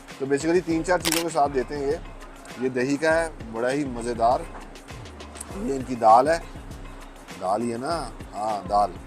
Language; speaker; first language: Urdu; non-native, local second language; Punjabi